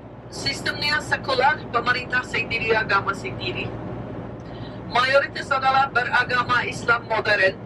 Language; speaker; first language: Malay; non-native, fluent; Turkish